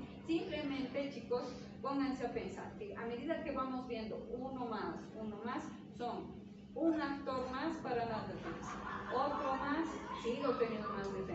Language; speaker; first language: Spanish; native; Spanish